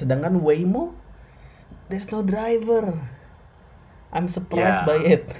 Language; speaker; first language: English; non-native, learner; Indonesian